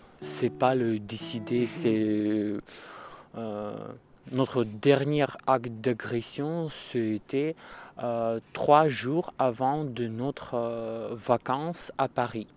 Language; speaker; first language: French; non-native, learner; Russian